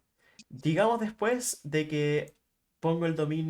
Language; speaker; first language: Spanish; native; Spanish